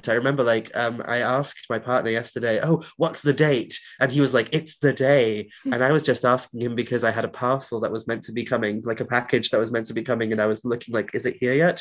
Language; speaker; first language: English; non-native, local second language; Welsh